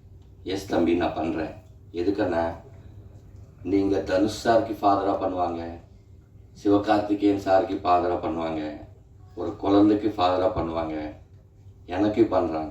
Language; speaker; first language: Tamil; non-native, learner; Telugu